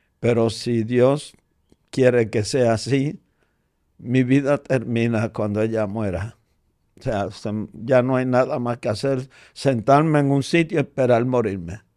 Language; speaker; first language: Spanish; native; Spanish